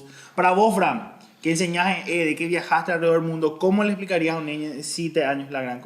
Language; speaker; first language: Spanish; native; Spanish